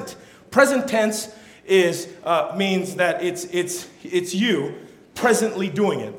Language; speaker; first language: English; early bilingual, other home language; Tongan